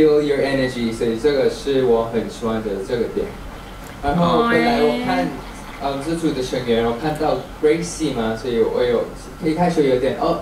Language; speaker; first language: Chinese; non-native, learner; Thai